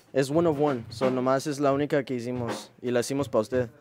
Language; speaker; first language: Spanish; early bilingual, heritage; Spanish